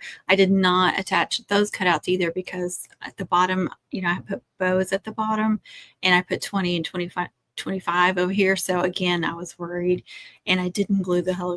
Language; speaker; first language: English; native; English